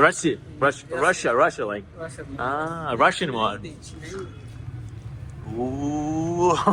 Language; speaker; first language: English; non-native, learner; Lithuanian